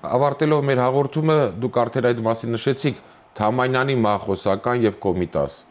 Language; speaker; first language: Armenian; native; Armenian